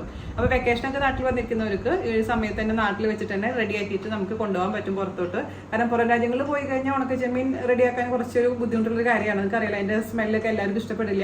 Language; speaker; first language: Malayalam; native; Malayalam